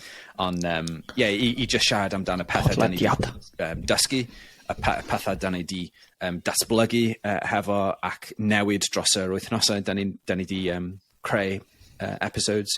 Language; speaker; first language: Welsh; non-native, local second language; English